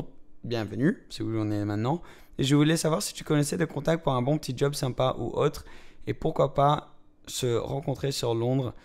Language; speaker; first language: French; native; French